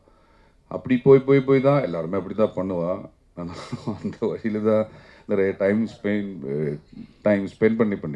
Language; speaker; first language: Tamil; non-native, learner; Malayalam